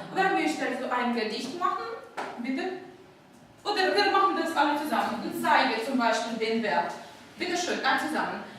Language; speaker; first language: German; non-native, fluent; Ukrainian